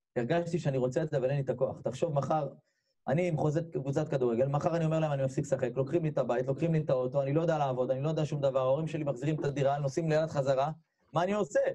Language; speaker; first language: Hebrew; native; Hebrew